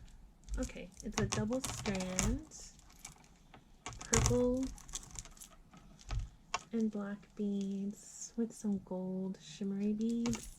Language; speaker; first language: English; native; English